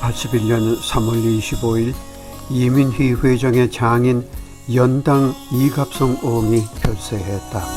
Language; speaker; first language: Korean; native; Korean